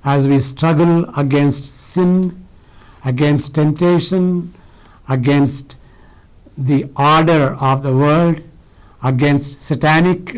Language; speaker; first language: English; non-native, local second language; Telugu